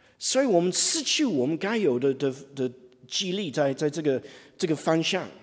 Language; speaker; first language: Chinese; non-native, fluent; English